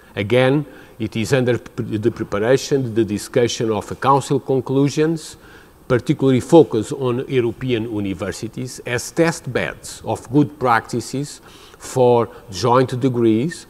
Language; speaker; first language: English; non-native, fluent; Portuguese